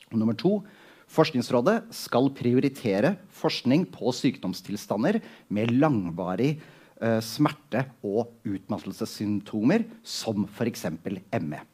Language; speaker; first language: Norwegian; native; Norwegian